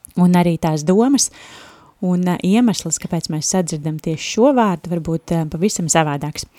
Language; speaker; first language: Latvian; native; Latvian